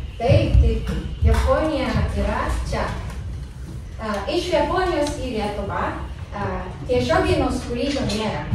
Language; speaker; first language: Lithuanian; non-native, learner; Japanese